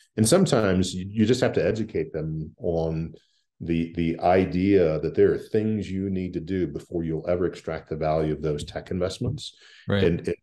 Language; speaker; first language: English; native; English